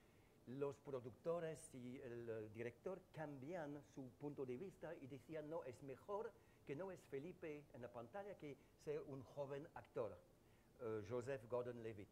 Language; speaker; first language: Spanish; non-native, learner; French